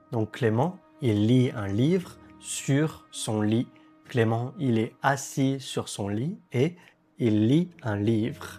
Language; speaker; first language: French; native; French